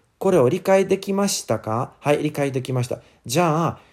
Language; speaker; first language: Japanese; non-native, learner; English